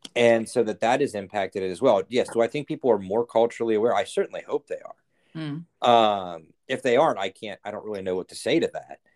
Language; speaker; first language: English; native; English